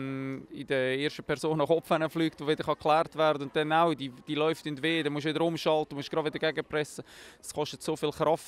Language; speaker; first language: German; native; German